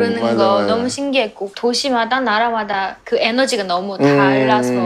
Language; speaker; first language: Korean; non-native, fluent; Chinese